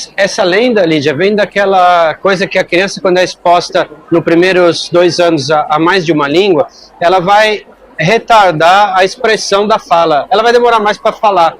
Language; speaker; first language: Portuguese; native; Portuguese